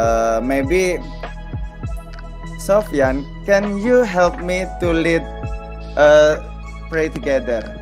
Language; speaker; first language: English; non-native, learner; Indonesian